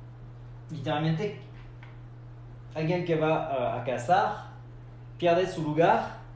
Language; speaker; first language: Spanish; non-native, fluent; French